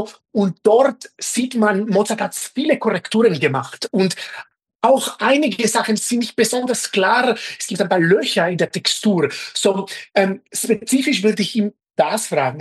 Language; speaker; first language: German; non-native, fluent; Spanish